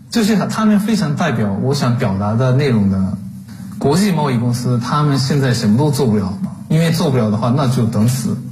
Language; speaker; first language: Chinese; non-native, fluent; Japanese